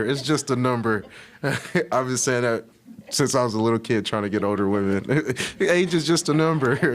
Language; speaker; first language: English; native; English